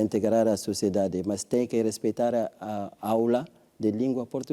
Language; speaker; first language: Portuguese; non-native, learner; French